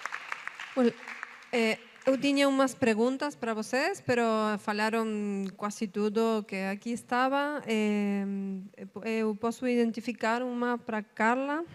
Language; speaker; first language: Portuguese; non-native, learner; Spanish